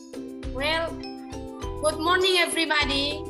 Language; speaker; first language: English; non-native, learner; Indonesian